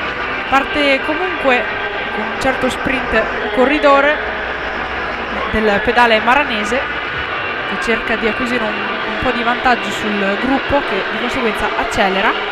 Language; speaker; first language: Italian; native; Italian